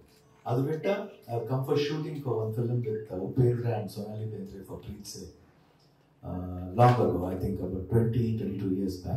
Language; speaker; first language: Tamil; non-native, learner; Kannada